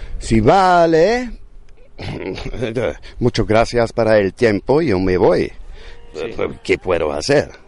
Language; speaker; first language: Spanish; non-native, learner; German